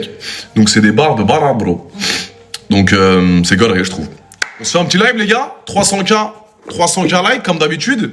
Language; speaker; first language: French; native; French